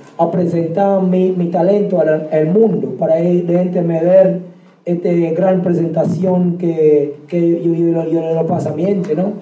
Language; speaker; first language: Spanish; non-native, learner; English